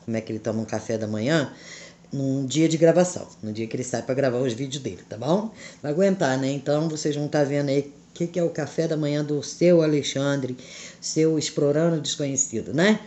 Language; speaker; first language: Portuguese; native; Portuguese